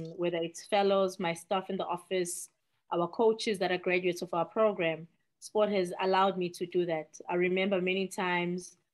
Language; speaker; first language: English; non-native, local second language; Xhosa